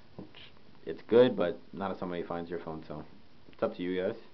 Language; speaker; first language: English; native; English